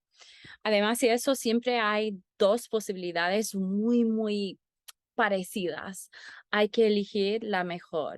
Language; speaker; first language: Spanish; non-native, fluent; English